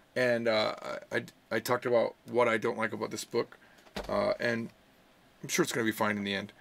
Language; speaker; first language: English; native; English